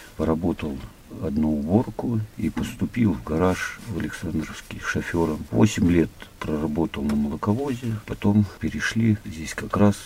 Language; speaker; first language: Russian; native; Russian